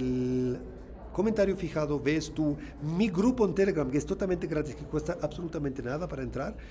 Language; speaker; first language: Spanish; non-native, fluent; German